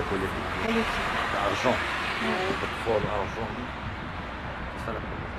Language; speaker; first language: French; non-native, learner; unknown